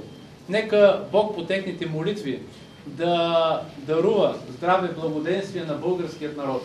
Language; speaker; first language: Bulgarian; native; Bulgarian